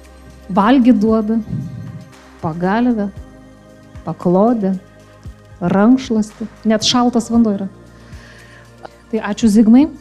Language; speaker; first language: Lithuanian; native; Lithuanian